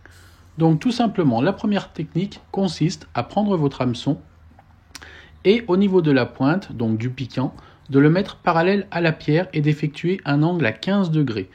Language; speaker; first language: French; native; French